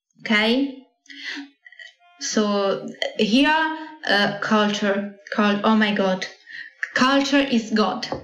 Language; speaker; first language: English; non-native, learner; Italian